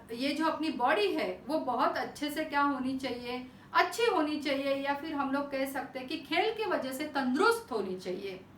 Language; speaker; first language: Hindi; non-native, local second language; Marathi